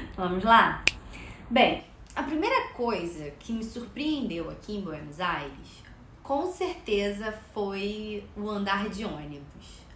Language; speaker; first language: Portuguese; native; Portuguese